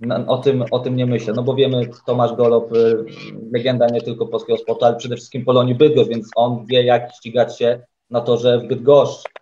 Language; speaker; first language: Polish; native; Polish